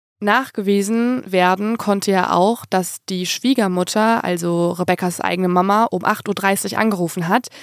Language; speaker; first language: German; native; German